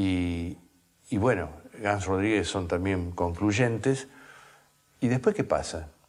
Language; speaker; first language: Spanish; native; Spanish